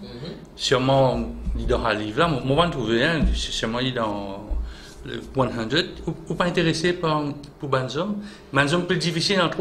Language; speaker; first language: French; non-native, local second language; Morisyen